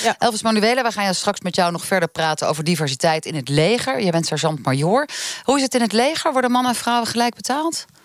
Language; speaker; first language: Dutch; native; Dutch